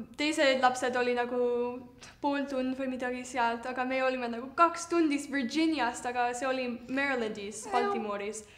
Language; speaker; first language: Estonian; early bilingual, heritage; Estonian